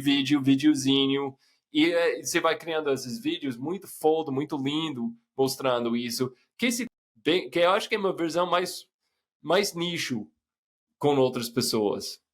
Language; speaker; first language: Portuguese; non-native, fluent; English